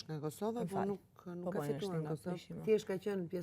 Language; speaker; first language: Albanian; native; Albanian